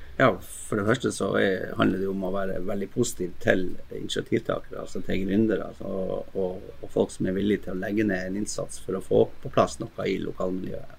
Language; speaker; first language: Norwegian; native; Norwegian